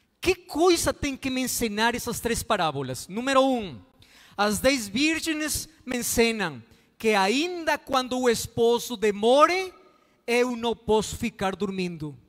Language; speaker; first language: Portuguese; non-native, fluent; Spanish